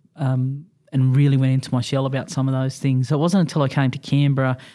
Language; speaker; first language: English; native; English